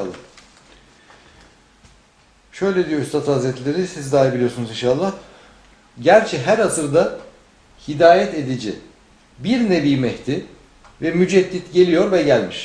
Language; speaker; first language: Turkish; native; Turkish